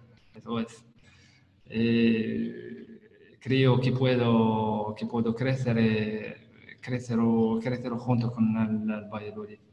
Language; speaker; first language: Spanish; non-native, learner; Italian